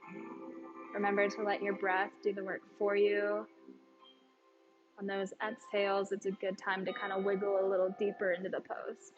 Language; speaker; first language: English; native; English